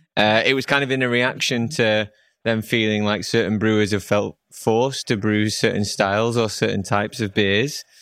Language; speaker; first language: English; native; English